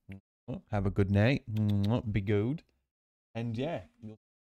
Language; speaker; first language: English; native; English